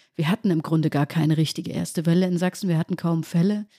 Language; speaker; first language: German; native; German